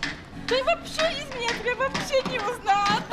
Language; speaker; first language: Russian; non-native, local second language; Chechen